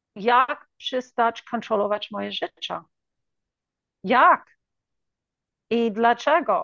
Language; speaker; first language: Polish; early bilingual, heritage; English